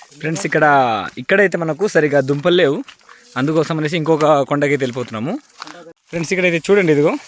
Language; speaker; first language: Telugu; native; Telugu